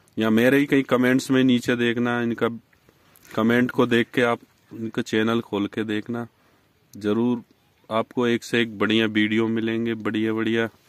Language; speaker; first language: Hindi; native; Hindi